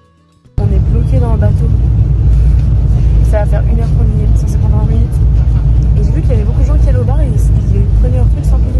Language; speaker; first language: French; native; French